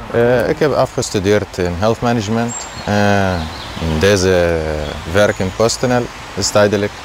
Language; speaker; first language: Dutch; non-native, learner; Arabic